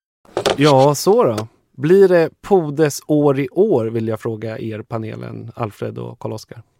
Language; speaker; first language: Swedish; native; Swedish